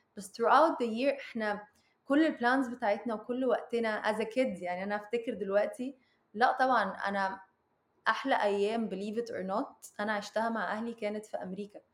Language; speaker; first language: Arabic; early bilingual, heritage; Arabic